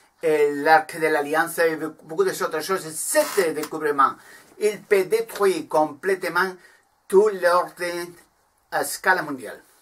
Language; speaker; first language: French; non-native, learner; Spanish